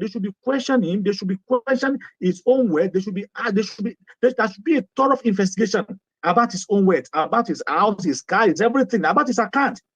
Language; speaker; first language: English; non-native, local second language; Yoruba